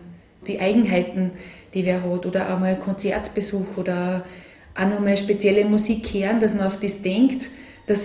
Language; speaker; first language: German; native; German